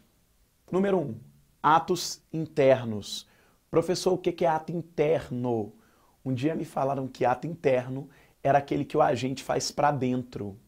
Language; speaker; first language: Portuguese; native; Portuguese